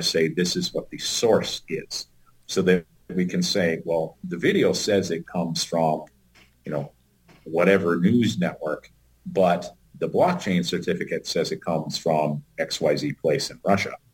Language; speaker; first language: English; native; English